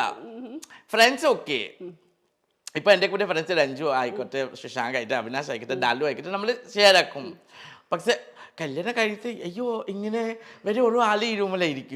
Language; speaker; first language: Malayalam; non-native, fluent; Assamese